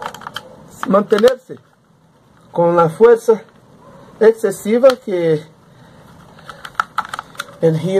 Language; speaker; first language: Spanish; non-native, learner; Portuguese